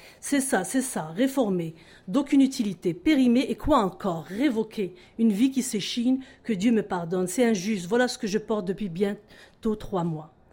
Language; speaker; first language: French; non-native, local second language; Arabic